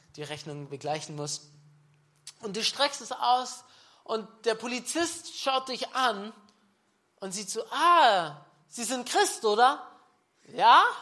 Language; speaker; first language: German; native; German